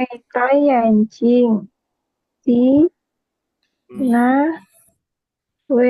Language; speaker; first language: Chinese; non-native, learner; Indonesian